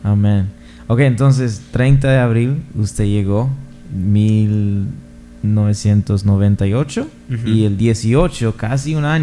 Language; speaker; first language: Spanish; non-native, fluent; English